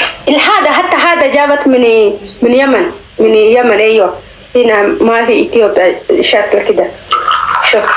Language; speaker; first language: Arabic; native; Arabic